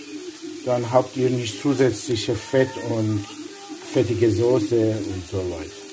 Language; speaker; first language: German; non-native, learner; Persian